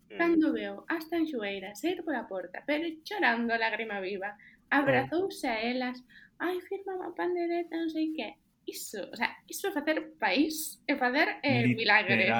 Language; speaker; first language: Galician; native; Galician